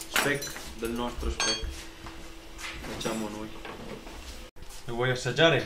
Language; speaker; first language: Italian; native; Italian